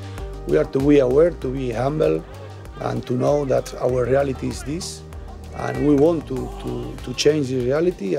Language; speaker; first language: English; non-native, learner; Spanish